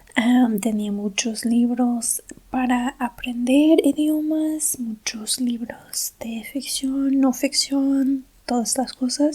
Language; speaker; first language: Spanish; non-native, fluent; English